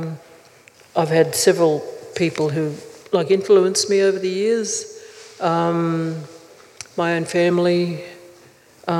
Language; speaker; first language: English; native; English